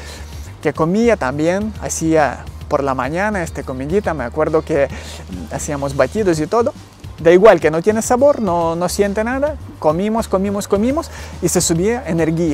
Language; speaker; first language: Spanish; non-native, learner; Ukrainian